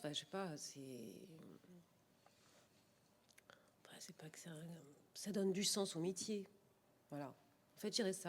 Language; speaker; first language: French; native; French